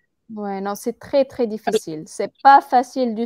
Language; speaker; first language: French; non-native, fluent; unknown